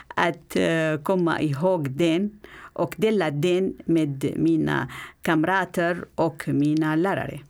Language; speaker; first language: Swedish; non-native, learner; Arabic